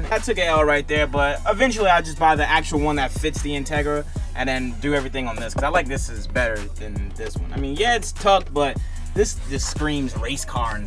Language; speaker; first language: English; native; English